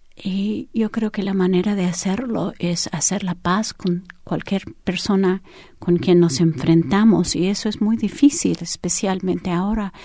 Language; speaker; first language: Spanish; early bilingual, heritage; English